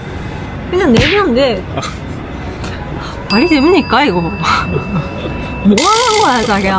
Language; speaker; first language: Korean; non-native, fluent; Japanese